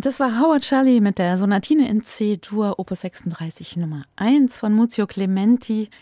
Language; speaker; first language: German; native; German